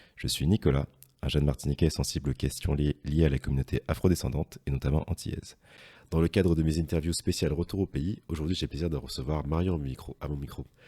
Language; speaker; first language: French; native; French